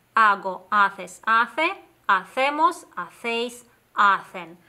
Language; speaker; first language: Spanish; non-native, fluent; Russian